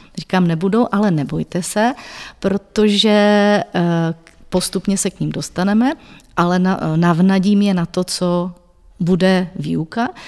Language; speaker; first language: Czech; native; Czech